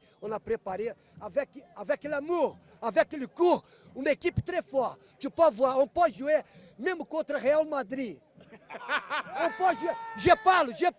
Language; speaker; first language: French; non-native, fluent; Portuguese